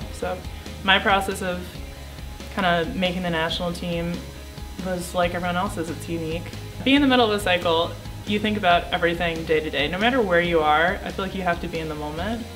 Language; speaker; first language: English; native; English